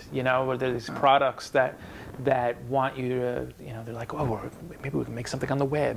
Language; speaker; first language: English; native; English